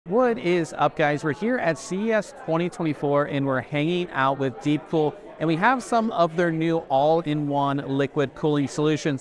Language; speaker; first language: English; native; English